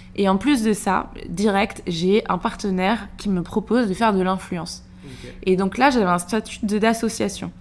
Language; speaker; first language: French; native; French